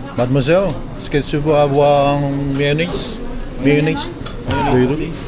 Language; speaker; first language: French; non-native, learner; Filipino